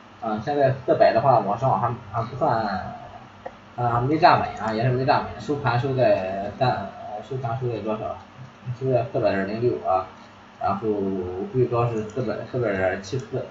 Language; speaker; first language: Chinese; native; Chinese